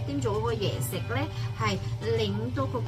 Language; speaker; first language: Cantonese; non-native, fluent; Indonesian